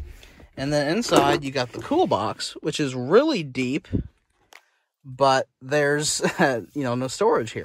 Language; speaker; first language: English; native; English